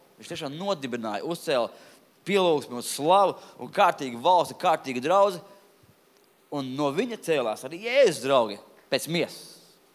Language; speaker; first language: Latvian; non-native, local second language; Russian